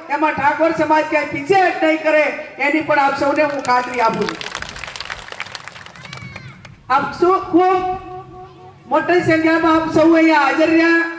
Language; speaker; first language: Gujarati; native; Gujarati